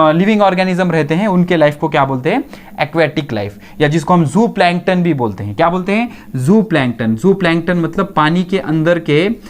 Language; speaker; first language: Hindi; non-native, local second language; Marathi